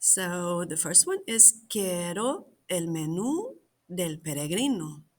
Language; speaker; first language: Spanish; non-native, fluent; English